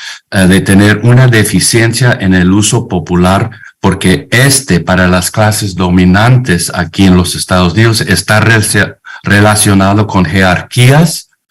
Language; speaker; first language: Spanish; non-native, fluent; English